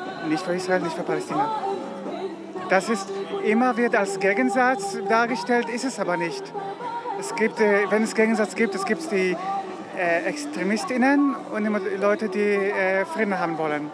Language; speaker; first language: German; non-native, fluent; Hebrew